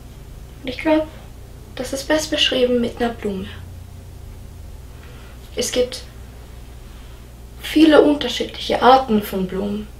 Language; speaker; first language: German; non-native, fluent; English